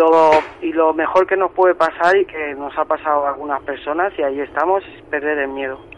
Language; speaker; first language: Spanish; native; Spanish